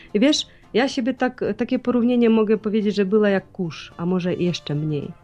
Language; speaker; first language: Polish; non-native, learner; Ukrainian